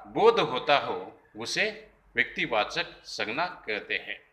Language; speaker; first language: Hindi; non-native, local second language; Kannada